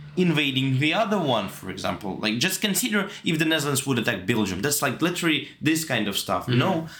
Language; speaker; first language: English; non-native, fluent; Russian